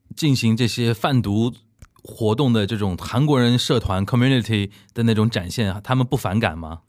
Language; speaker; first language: Chinese; native; Chinese